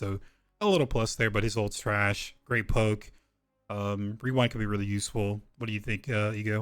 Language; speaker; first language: English; native; English